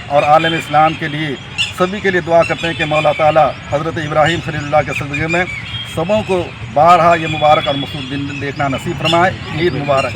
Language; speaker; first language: Urdu; non-native, local second language; Gujarati